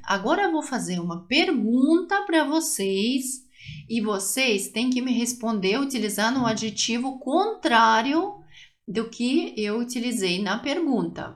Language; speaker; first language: Portuguese; non-native, fluent; Russian